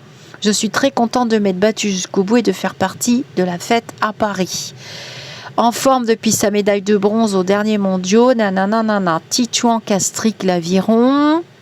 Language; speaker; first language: French; native; French